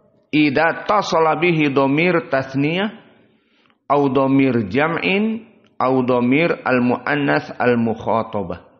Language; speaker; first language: Arabic; non-native, fluent; Indonesian